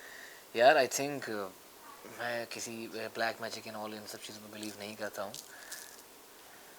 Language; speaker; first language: Hindi; native; Hindi